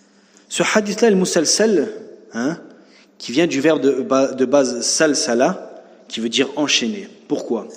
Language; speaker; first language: French; native; French